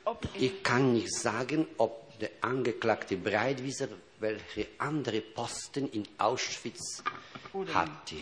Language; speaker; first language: German; non-native, fluent; Polish